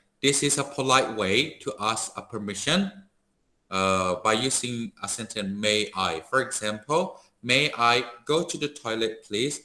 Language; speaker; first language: English; non-native, fluent; Thai